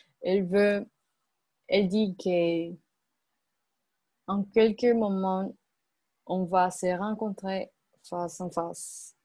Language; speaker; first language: French; non-native, learner; Spanish